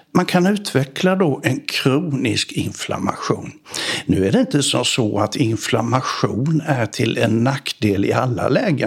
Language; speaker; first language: Swedish; native; Swedish